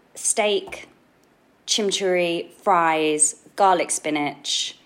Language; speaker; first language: English; native; English